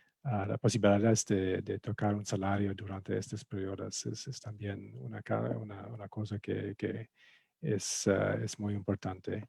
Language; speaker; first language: Spanish; non-native, fluent; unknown